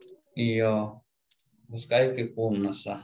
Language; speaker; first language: Finnish; non-native, learner; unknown